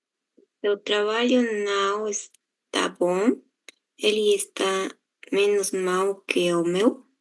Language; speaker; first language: Portuguese; non-native, learner; Spanish